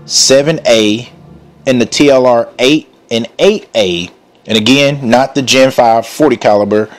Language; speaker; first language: English; native; English